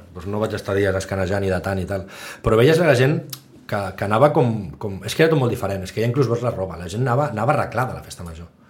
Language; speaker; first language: Catalan; native; Catalan